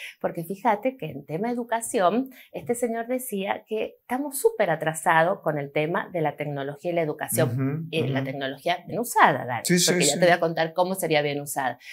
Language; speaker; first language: Spanish; native; Spanish